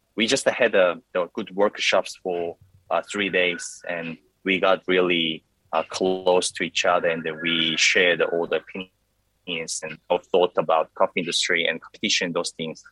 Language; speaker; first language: English; non-native, learner; Korean